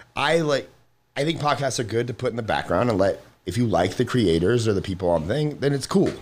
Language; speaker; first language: English; native; English